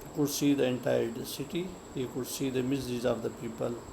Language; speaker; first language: English; non-native, local second language; Urdu